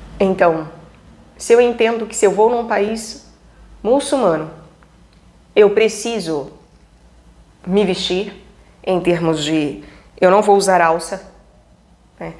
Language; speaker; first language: Portuguese; native; Portuguese